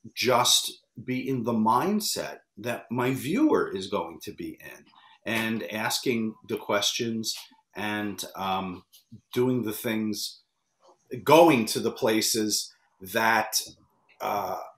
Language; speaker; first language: English; native; English